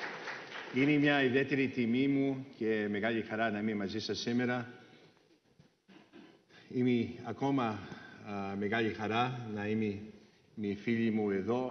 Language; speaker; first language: Greek; early bilingual, heritage; Greek